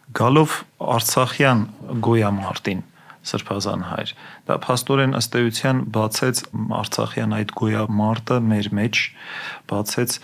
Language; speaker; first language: Armenian; native; Armenian